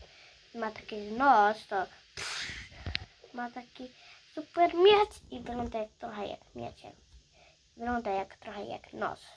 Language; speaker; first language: Polish; early bilingual, heritage; Polish